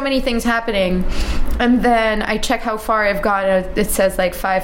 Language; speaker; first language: English; native; English